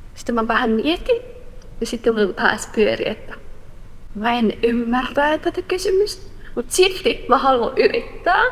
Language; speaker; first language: Finnish; non-native, fluent; Persian